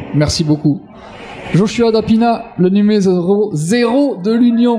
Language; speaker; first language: French; native; French